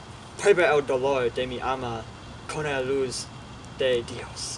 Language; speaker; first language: Spanish; non-native, learner; English